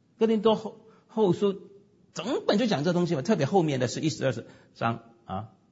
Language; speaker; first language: Chinese; non-native, local second language; Cantonese